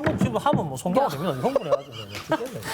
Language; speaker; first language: Korean; native; Korean